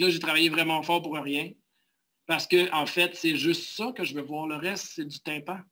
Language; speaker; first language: French; native; French